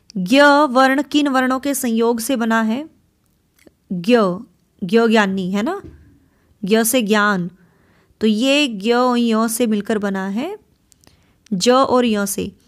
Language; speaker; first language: Hindi; native; Hindi